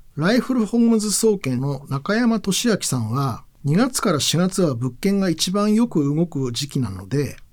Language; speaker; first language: Japanese; native; Japanese